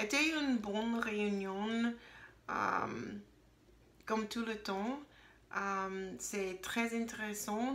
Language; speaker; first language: French; non-native, learner; English